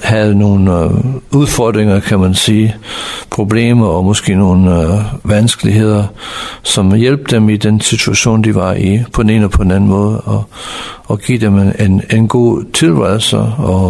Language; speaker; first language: Danish; non-native, fluent; English